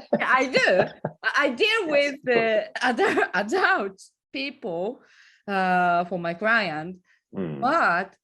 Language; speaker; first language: English; non-native, learner; Japanese